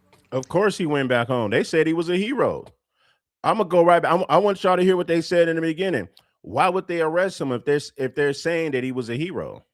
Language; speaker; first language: English; native; English